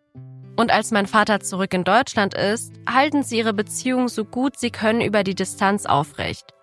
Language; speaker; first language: German; early bilingual, other home language; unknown